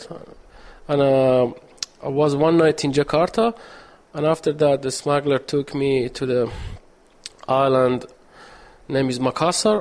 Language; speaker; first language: English; non-native, learner; Persian